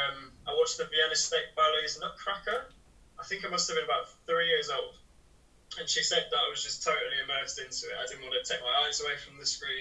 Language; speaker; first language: English; native; English